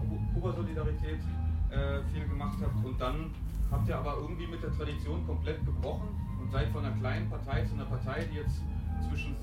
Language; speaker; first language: German; native; German